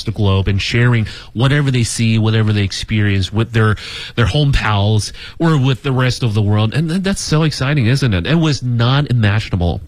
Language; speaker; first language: English; native; English